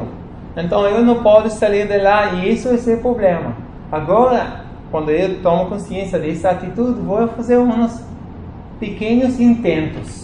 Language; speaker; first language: Portuguese; non-native, fluent; Spanish